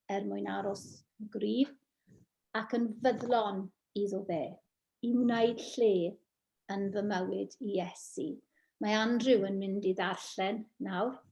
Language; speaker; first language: Welsh; non-native, local second language; English